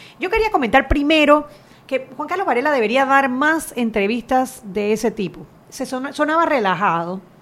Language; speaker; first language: Spanish; native; Spanish